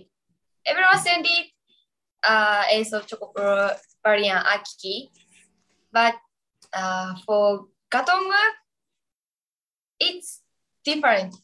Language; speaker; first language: English; non-native, learner; Japanese